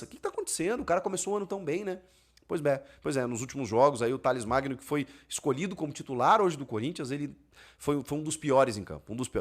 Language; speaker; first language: Portuguese; native; Portuguese